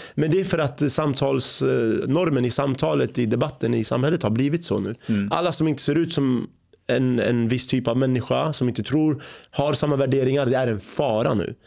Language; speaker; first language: Swedish; early bilingual, other home language; Arabic